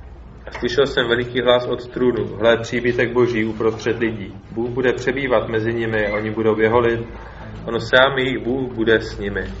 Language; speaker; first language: Czech; native; Czech